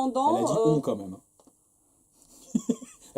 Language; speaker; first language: French; native; French